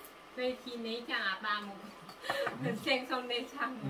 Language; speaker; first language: Korean; non-native, learner; Vietnamese